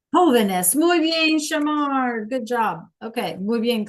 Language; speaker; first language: Spanish; non-native, learner; English